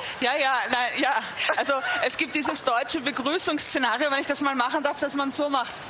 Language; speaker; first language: German; native; German